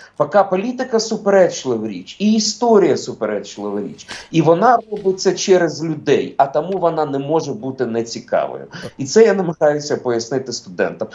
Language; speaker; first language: Ukrainian; non-native, local second language; Russian